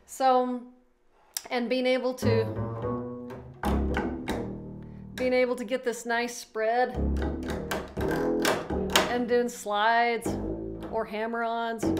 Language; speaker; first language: English; native; English